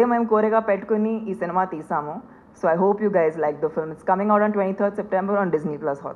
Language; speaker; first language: Telugu; non-native, fluent; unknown